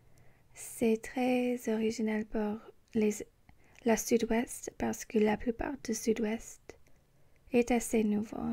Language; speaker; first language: French; non-native, learner; English